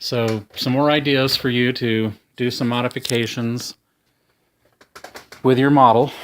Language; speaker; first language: English; native; English